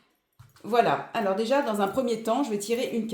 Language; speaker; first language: French; native; French